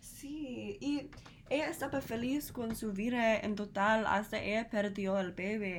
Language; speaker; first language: Spanish; non-native, learner; English